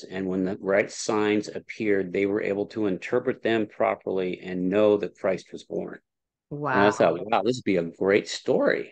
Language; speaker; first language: English; native; English